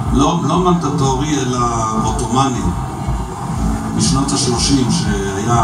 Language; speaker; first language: Hebrew; native; Hebrew